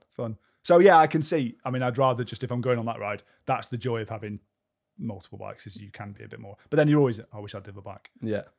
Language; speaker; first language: English; native; English